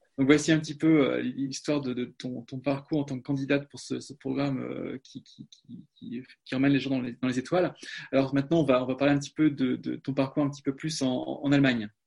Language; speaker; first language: French; native; French